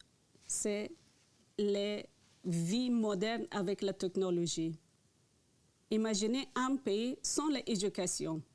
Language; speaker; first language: French; non-native, learner; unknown